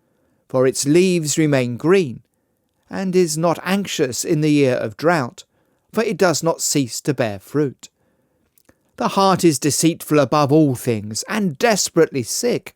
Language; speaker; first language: English; native; English